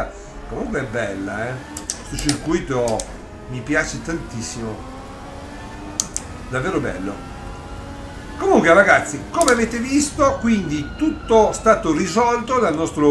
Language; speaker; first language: Italian; native; Italian